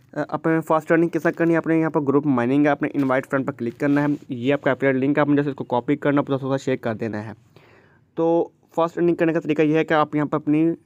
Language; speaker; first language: Urdu; native; Urdu